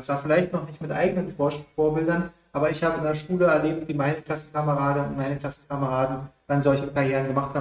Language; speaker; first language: German; native; German